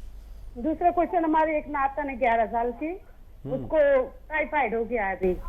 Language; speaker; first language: Hindi; native; Hindi